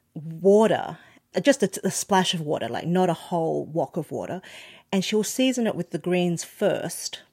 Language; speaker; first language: English; non-native, local second language; Cantonese